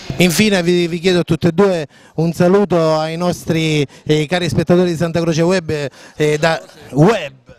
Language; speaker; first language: Italian; native; Italian